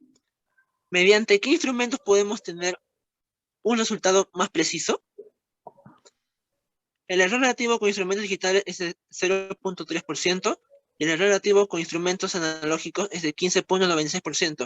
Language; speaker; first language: Spanish; native; Spanish